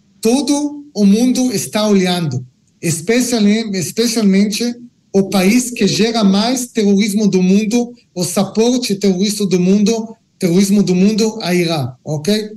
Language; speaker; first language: Portuguese; non-native, learner; Hebrew